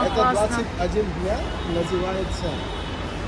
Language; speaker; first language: Russian; non-native, learner; Marathi